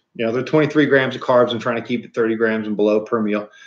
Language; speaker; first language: English; native; English